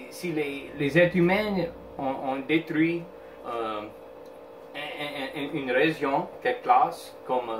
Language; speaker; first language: French; non-native, local second language; English